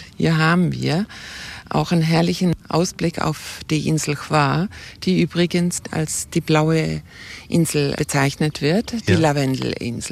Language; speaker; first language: German; non-native, fluent; Croatian